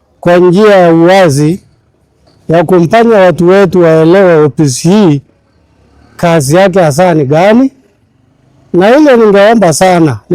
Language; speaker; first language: Swahili; non-native, local second language; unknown